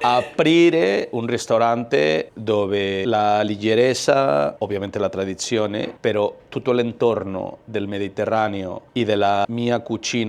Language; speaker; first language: Italian; non-native, learner; Spanish